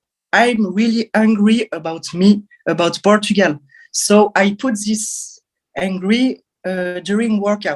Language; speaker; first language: English; non-native, learner; French